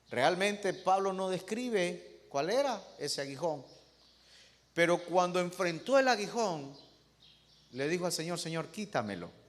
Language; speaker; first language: Spanish; native; Spanish